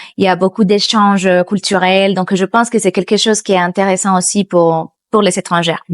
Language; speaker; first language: French; non-native, fluent; Spanish